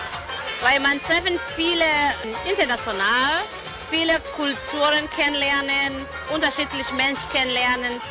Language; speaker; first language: German; non-native, learner; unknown